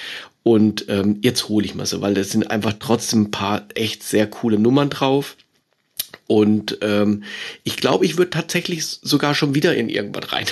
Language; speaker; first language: German; native; German